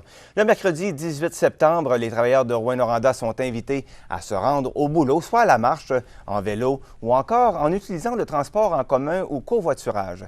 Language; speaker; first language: French; native; French